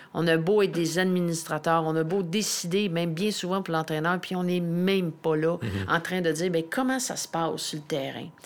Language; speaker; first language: French; native; French